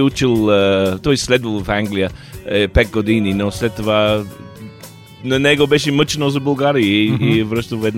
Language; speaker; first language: Bulgarian; non-native, learner; English